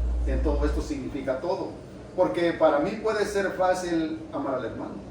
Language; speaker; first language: Spanish; native; Spanish